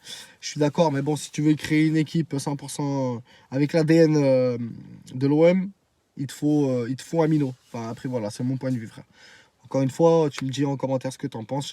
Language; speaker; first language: French; native; French